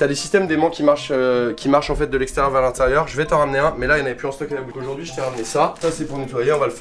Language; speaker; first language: French; native; French